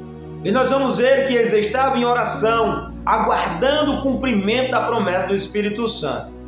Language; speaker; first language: Portuguese; native; Portuguese